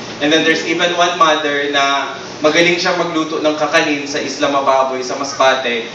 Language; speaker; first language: Filipino; non-native, local second language; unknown